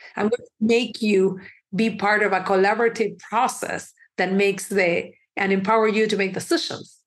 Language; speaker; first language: English; early bilingual, other home language; Spanish